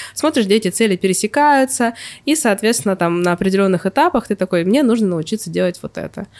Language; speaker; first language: Russian; native; Russian